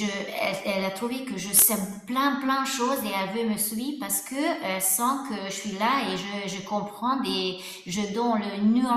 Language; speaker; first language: French; non-native, fluent; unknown